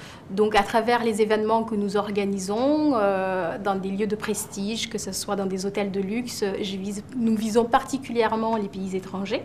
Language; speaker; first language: French; native; French